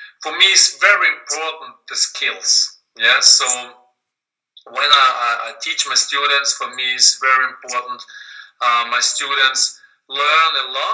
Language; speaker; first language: English; non-native, learner; German